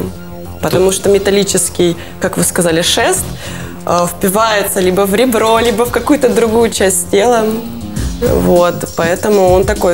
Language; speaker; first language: Russian; native; Russian